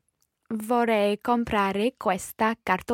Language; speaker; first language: Italian; non-native, learner; English